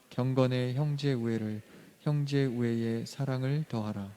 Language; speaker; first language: Korean; native; Korean